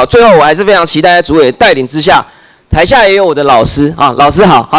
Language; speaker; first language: Chinese; native; Chinese